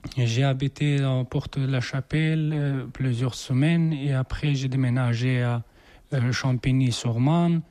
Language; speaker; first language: French; non-native, learner; Persian